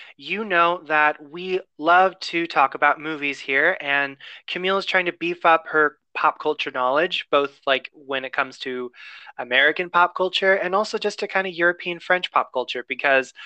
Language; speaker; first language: English; native; English